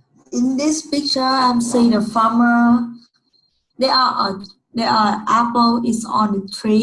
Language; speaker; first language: English; non-native, learner; Vietnamese